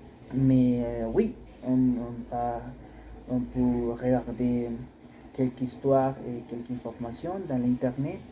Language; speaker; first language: French; non-native, learner; Spanish